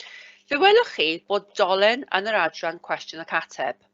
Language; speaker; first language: Welsh; native; Welsh